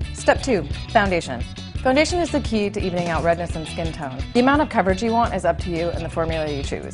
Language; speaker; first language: English; native; English